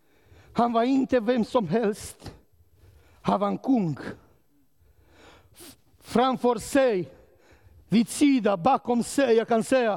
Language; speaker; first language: Swedish; non-native, learner; Romanian